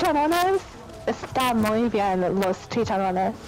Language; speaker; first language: Spanish; non-native, learner; English